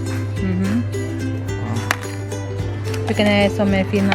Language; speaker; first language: Swedish; non-native, fluent; Indonesian